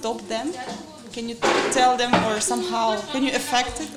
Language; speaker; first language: English; non-native, fluent; Russian